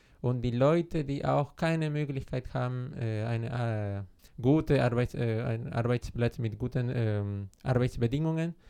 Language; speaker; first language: German; non-native, fluent; Spanish